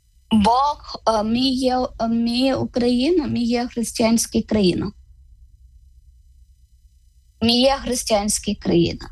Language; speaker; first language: Ukrainian; non-native, learner; Malayalam